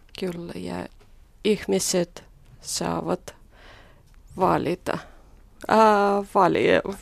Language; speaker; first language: Finnish; non-native, fluent; Somali